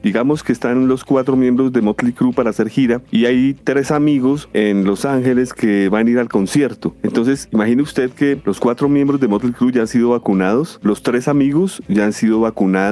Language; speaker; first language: Spanish; native; Spanish